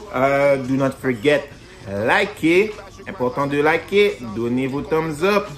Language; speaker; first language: French; native; French